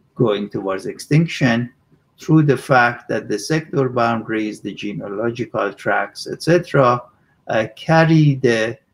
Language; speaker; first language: English; non-native, fluent; Persian